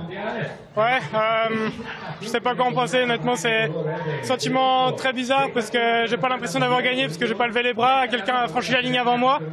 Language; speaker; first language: French; native; French